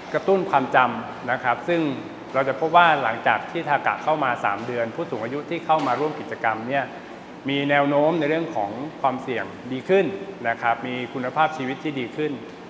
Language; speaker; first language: Thai; native; Thai